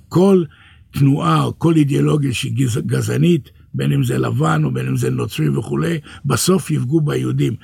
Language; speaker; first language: Hebrew; early bilingual, other home language; English